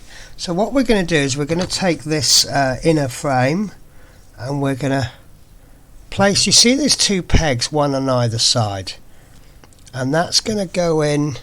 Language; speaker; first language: English; native; English